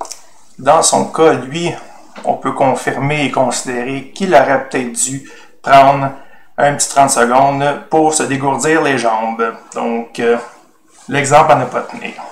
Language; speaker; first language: French; native; French